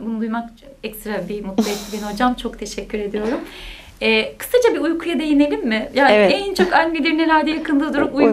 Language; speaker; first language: Turkish; native; Turkish